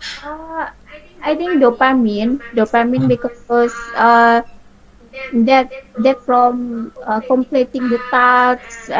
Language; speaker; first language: English; non-native, learner; Indonesian